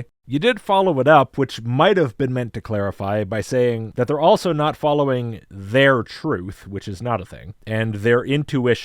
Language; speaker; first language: English; native; English